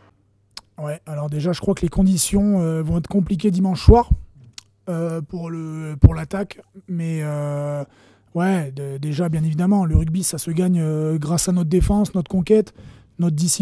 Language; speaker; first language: French; native; French